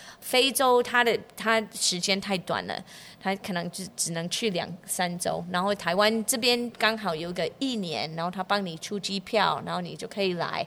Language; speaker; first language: Chinese; non-native, fluent; English